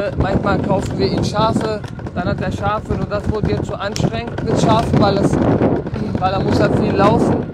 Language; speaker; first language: German; non-native, fluent; Turkish